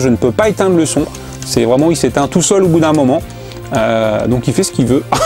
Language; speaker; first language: French; native; French